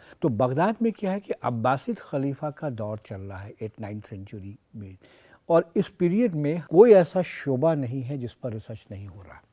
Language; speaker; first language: Urdu; native; Urdu